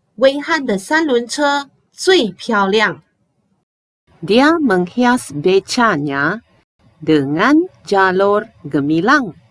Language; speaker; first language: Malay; non-native, local second language; Chinese